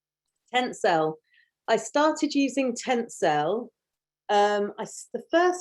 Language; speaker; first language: English; native; English